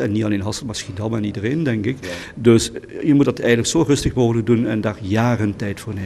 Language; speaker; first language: Dutch; native; Dutch